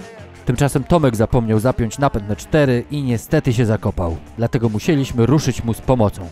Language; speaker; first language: Polish; native; Polish